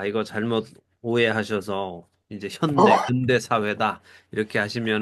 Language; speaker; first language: Korean; native; Korean